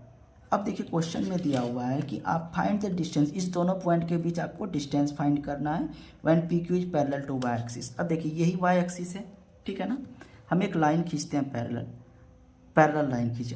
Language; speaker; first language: Hindi; native; Hindi